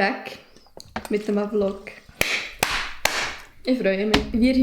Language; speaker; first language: German; native; German